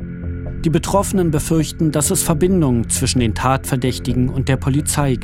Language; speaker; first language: German; native; German